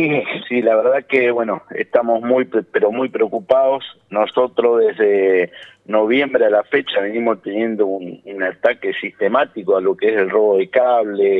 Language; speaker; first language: Spanish; native; Spanish